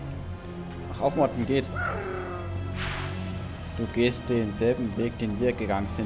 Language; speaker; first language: German; native; German